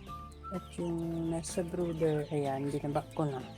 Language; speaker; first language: Filipino; native; Filipino